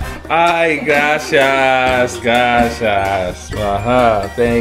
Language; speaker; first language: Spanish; non-native, learner; English